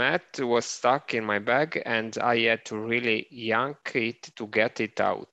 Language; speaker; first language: English; non-native, learner; Italian